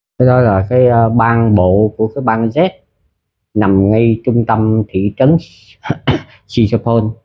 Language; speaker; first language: Vietnamese; early bilingual, heritage; Vietnamese